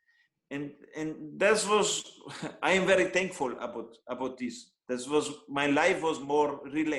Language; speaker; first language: English; non-native, learner; Hungarian